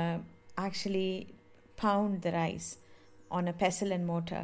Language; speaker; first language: English; non-native, local second language; Tamil